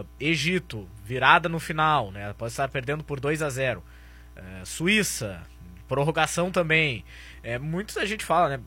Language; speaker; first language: Portuguese; native; Portuguese